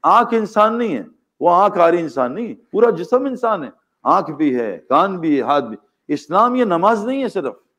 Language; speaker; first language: Urdu; native; Urdu